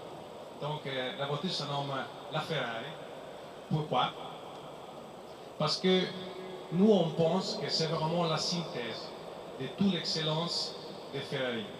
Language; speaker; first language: French; non-native, fluent; Italian